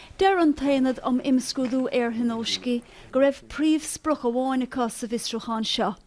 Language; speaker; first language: Irish; native; Irish